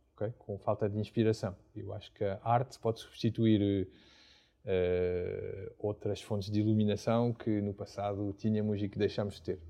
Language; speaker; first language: Portuguese; non-native, fluent; French